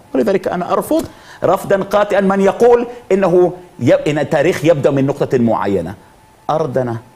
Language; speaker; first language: Arabic; non-native, fluent; Hebrew